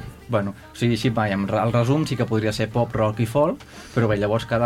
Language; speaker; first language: Catalan; native; Catalan